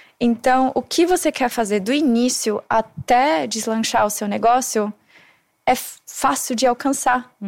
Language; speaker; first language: Portuguese; non-native, fluent; German